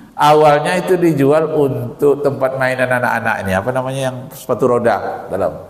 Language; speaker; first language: Indonesian; native; Indonesian